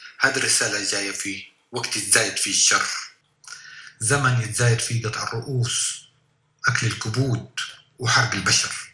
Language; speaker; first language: Arabic; native; Arabic